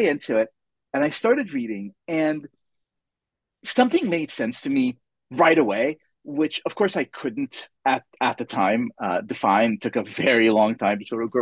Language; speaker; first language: English; non-native, fluent; Hebrew